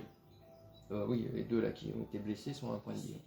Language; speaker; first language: French; native; French